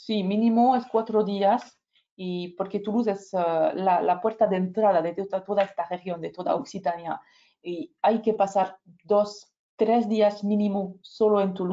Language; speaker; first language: Spanish; non-native, fluent; French